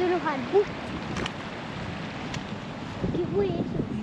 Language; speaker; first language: Spanish; early bilingual, other home language; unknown